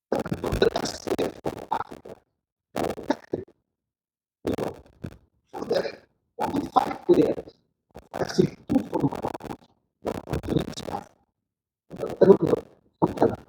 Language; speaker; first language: English; non-native, learner; Portuguese